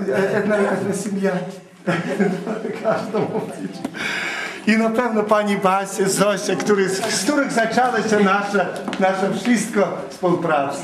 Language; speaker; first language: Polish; early bilingual, heritage; Polish